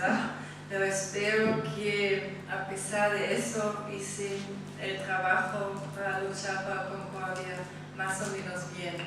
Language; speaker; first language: Spanish; non-native, fluent; German